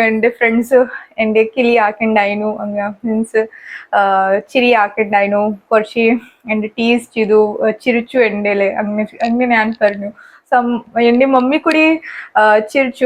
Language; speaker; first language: Malayalam; non-native, fluent; Hindi